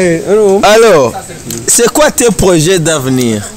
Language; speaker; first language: French; non-native, learner; Rundi